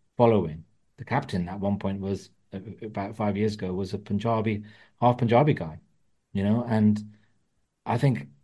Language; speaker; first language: English; early bilingual, other home language; Punjabi